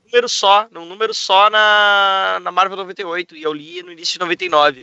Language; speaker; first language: Portuguese; native; Portuguese